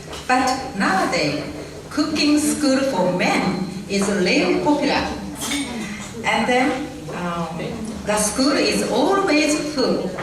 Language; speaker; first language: English; non-native, learner; Japanese